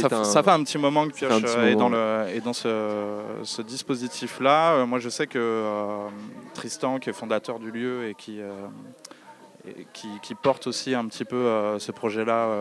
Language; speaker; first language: French; native; French